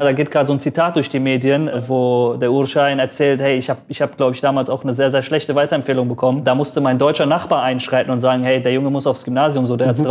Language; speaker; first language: German; early bilingual, other home language; Persian